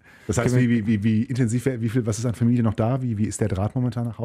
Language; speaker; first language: German; native; German